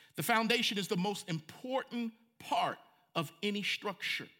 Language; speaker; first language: English; native; English